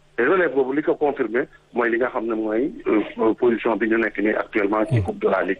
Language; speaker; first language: French; non-native, local second language; Wolof